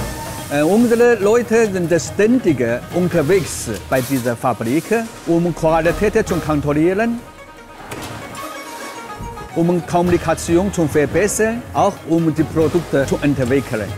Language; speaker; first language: German; non-native, learner; Chinese